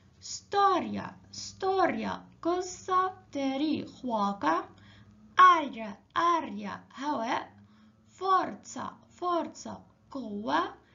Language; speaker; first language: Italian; non-native, fluent; Arabic